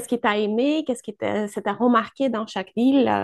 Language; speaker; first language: French; non-native, fluent; Ukrainian